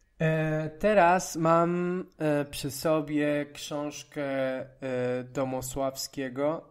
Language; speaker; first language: Polish; non-native, fluent; Spanish